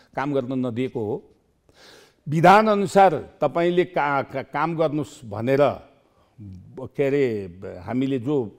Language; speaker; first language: Nepali; native; Nepali